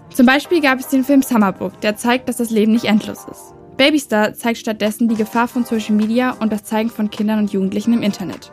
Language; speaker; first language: German; native; German